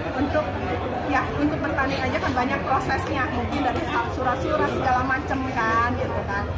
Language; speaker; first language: Indonesian; native; Indonesian